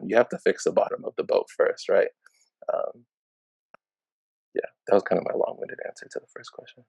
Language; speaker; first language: English; native; English